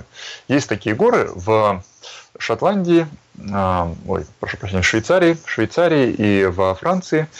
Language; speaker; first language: Russian; native; Russian